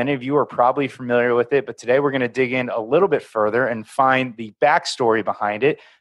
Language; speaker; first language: English; native; English